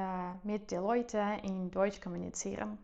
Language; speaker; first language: German; non-native, learner; Russian